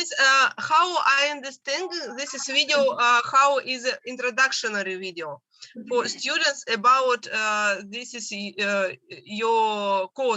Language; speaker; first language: English; non-native, learner; Russian